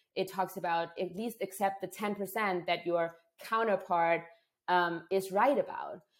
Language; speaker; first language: English; non-native, fluent; German